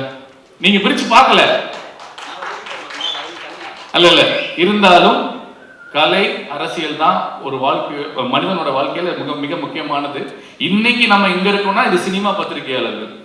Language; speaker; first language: Tamil; native; Tamil